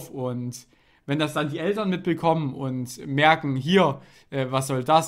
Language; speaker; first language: German; native; German